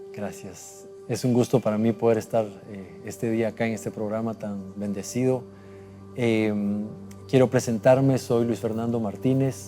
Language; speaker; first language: Spanish; native; Spanish